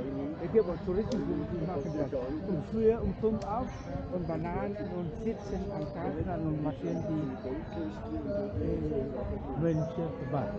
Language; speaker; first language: German; non-native, fluent; Vietnamese